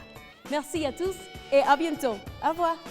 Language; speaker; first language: French; non-native, fluent; Spanish